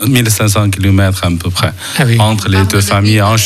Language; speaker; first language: French; non-native, fluent; Chinese